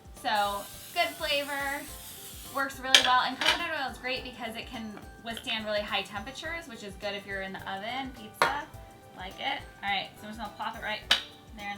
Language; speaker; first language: English; native; English